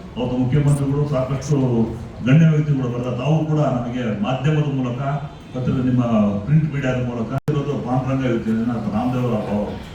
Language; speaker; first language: Kannada; non-native, local second language; Marathi